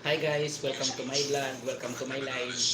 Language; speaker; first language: English; non-native, local second language; Filipino